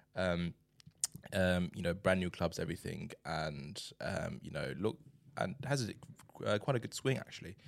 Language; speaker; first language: English; non-native, fluent; Chinese